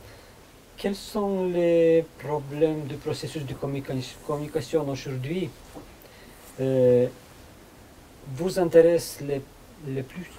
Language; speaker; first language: French; non-native, learner; Lithuanian